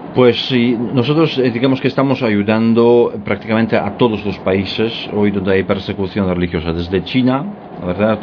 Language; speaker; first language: Spanish; non-native, fluent; Polish